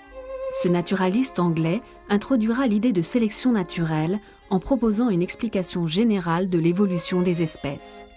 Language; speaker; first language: French; native; French